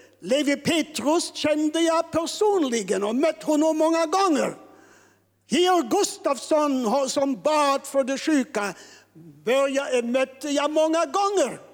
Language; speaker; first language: Swedish; non-native, fluent; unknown